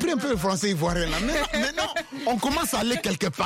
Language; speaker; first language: French; non-native, local second language; Lingala